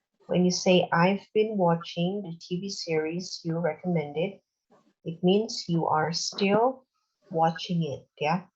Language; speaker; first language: English; non-native, local second language; Indonesian